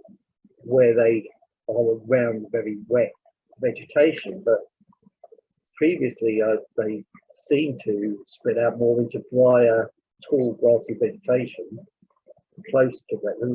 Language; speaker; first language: English; native; English